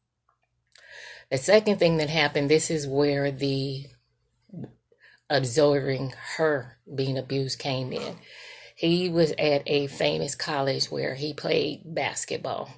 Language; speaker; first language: English; native; English